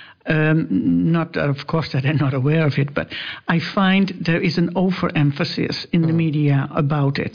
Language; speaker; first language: English; non-native, fluent; Dutch